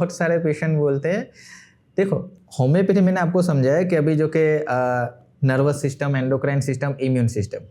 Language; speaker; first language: Hindi; non-native, local second language; Gujarati